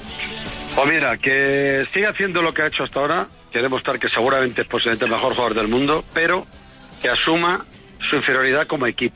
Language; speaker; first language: Spanish; native; Spanish